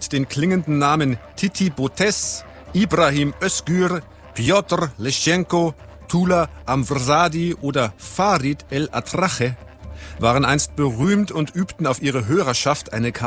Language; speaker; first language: German; native; German